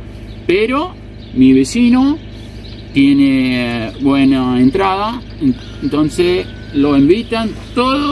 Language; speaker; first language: Spanish; non-native, local second language; Plautdietsch